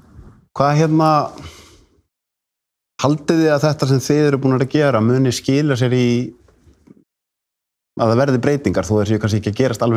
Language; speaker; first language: Icelandic; native; Icelandic